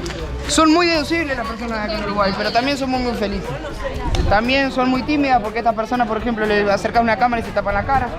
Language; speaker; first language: Spanish; native; Spanish